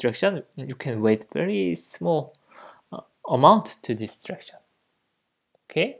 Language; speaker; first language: English; non-native, fluent; Korean